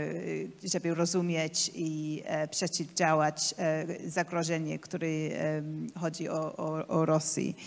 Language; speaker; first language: Polish; non-native, learner; English